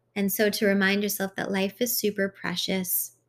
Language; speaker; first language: English; early bilingual, other home language; Hungarian